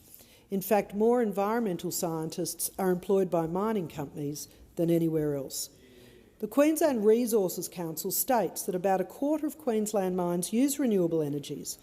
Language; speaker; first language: English; native; English